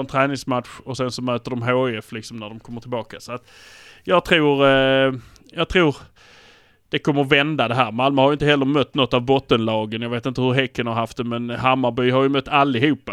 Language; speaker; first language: Swedish; native; Swedish